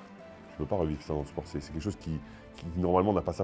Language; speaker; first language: French; native; French